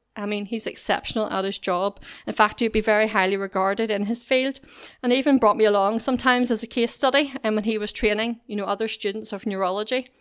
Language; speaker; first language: English; native; English